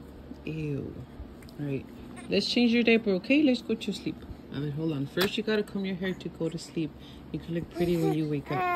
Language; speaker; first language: English; early bilingual, other home language; Spanish